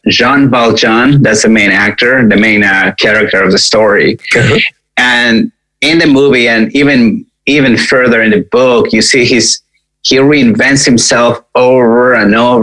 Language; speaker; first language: English; non-native, fluent; Spanish